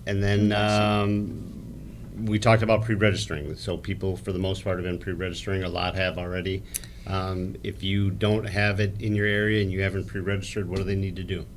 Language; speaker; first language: English; native; English